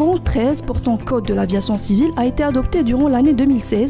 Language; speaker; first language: French; non-native, local second language; Arabic